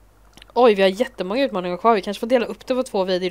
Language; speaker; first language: Swedish; native; Swedish